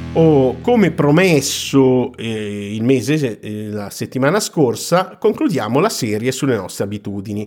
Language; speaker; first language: Italian; native; Italian